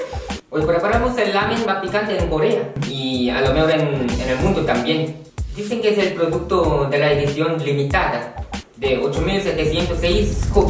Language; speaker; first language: Spanish; non-native, fluent; Korean